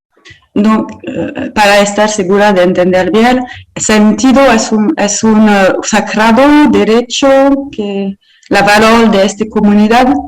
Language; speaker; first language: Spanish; non-native, learner; French